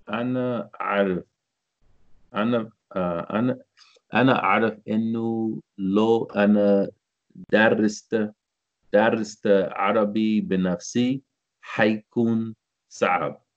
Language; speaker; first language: Arabic; non-native, learner; English